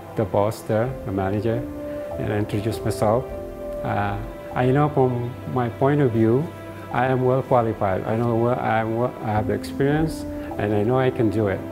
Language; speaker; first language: English; non-native, local second language; Filipino